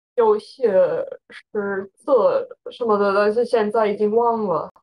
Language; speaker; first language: Chinese; non-native, learner; German